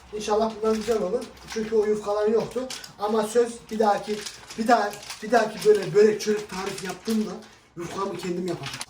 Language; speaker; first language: Turkish; native; Turkish